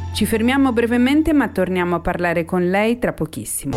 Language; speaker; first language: Italian; native; Italian